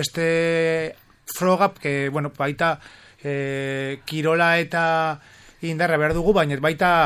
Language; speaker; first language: Basque; non-native, local second language; Spanish